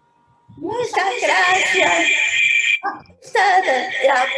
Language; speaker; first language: Spanish; non-native, local second language; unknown